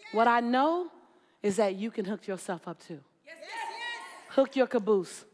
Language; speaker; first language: English; native; English